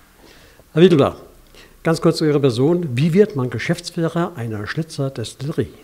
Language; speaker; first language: German; native; German